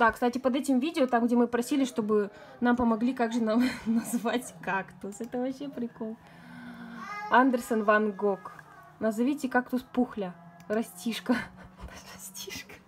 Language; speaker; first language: Russian; native; Russian